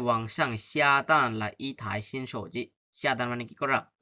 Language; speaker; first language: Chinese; non-native, fluent; Bangla